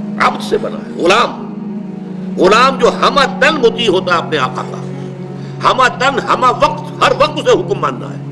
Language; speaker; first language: Urdu; native; Urdu